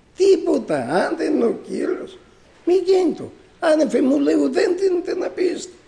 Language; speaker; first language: Greek; native; Greek